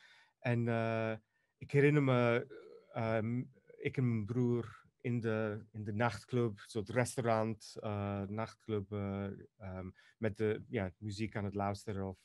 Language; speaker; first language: Dutch; non-native, fluent; Greek